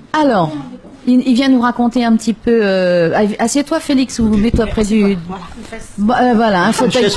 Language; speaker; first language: French; native; French